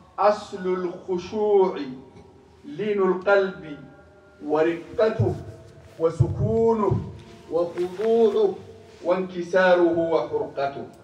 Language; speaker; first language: Arabic; non-native, local second language; Somali